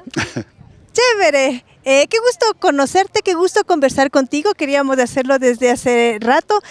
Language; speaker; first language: Spanish; native; Spanish